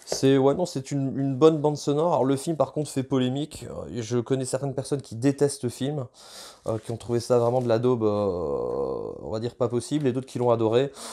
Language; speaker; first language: French; native; French